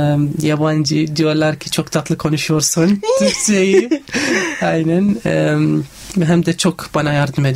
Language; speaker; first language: Turkish; non-native, learner; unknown